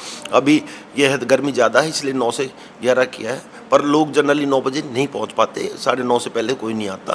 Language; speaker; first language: Hindi; native; Hindi